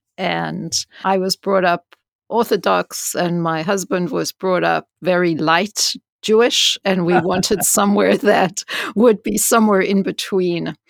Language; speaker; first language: English; native; English